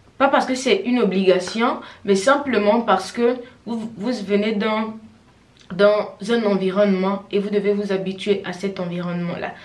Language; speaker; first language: French; non-native, local second language; Fang